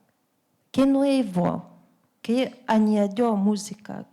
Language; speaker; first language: Spanish; non-native, fluent; Lithuanian